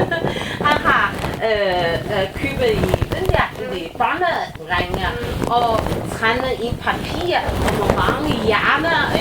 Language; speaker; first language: Danish; non-native, learner; Chinese